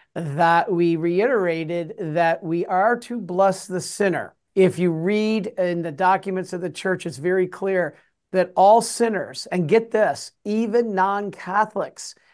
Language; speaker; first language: English; native; English